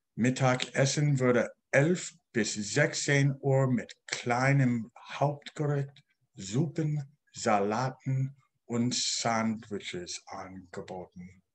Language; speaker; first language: German; non-native, learner; English